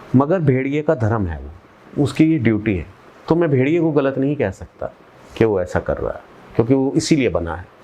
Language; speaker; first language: Hindi; non-native, local second language; Punjabi